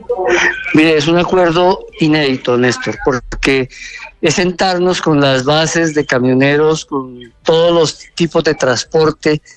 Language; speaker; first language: Spanish; native; Spanish